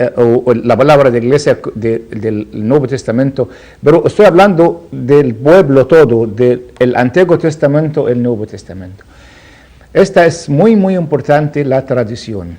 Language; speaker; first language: Spanish; non-native, learner; Arabic